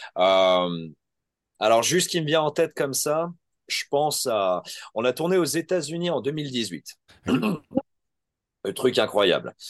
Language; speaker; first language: French; native; French